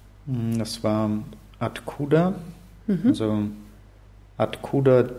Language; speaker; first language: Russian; non-native, learner; German